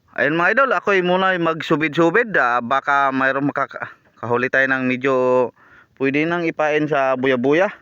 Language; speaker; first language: Filipino; non-native, local second language; Cebuano